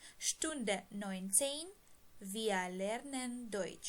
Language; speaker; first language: German; non-native, fluent; Ukrainian